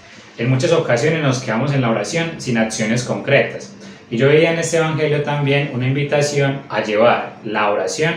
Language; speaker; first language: Spanish; native; Spanish